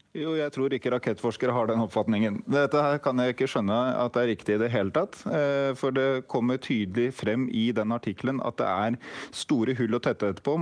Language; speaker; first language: Norwegian; native; Norwegian